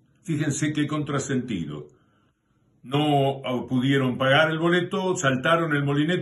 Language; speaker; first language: Spanish; native; Spanish